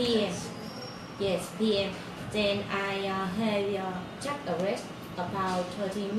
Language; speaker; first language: English; non-native, learner; Vietnamese